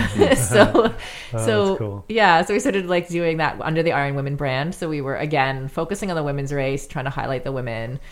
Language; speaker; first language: English; native; English